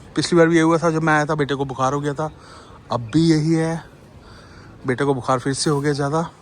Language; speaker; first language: Hindi; native; Hindi